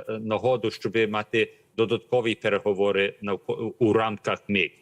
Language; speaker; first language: Ukrainian; early bilingual, heritage; Ukrainian